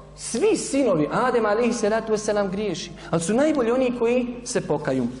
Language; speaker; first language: Bosnian; native; Bosnian